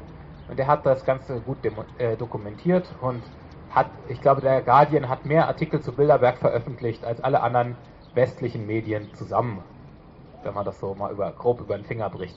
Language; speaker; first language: German; native; German